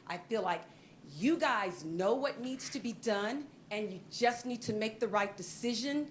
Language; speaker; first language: English; native; English